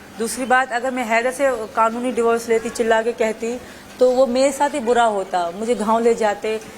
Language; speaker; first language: Urdu; non-native, local second language; Sindhi